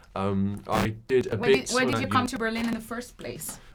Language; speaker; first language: English; non-native, fluent; Spanish